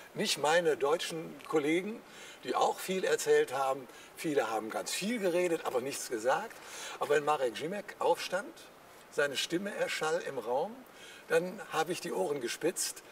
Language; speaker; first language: German; native; German